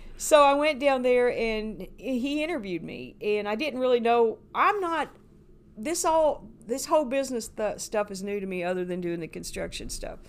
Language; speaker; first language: English; native; English